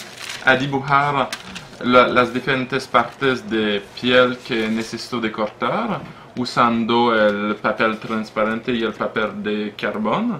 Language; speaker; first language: Spanish; non-native, learner; French